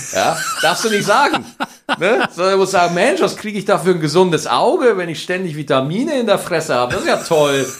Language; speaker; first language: German; native; German